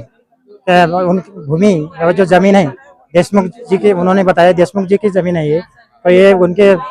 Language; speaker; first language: Hindi; non-native, local second language; Marathi